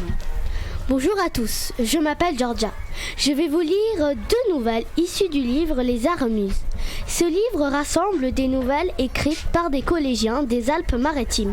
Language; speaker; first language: French; native; French